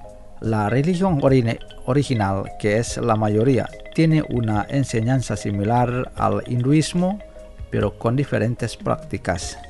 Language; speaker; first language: Spanish; non-native, fluent; Indonesian